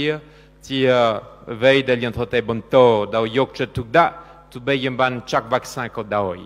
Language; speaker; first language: Khmer; non-native, fluent; French